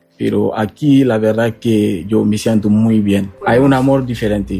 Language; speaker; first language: Spanish; non-native, learner; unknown